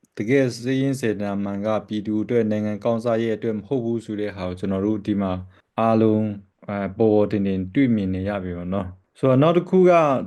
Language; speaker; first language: Burmese; non-native, local second language; Kachin